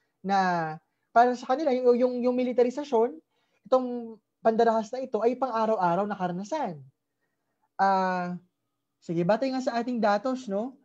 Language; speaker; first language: Filipino; native; Filipino